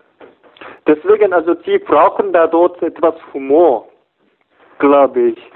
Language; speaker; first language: German; non-native, learner; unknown